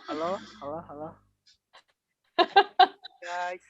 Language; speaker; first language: English; non-native, learner; Indonesian